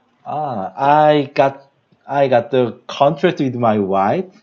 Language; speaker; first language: English; non-native, learner; Korean